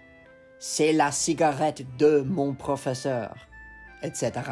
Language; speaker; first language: French; non-native, fluent; English